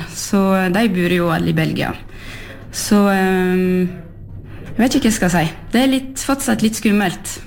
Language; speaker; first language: Norwegian; non-native, fluent; French